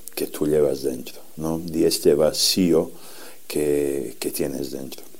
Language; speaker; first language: Spanish; non-native, fluent; Serbian